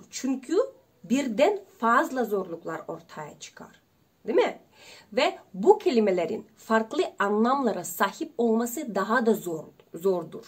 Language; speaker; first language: Turkish; non-native, learner; Russian